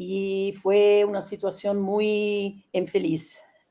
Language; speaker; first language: Spanish; non-native, learner; Italian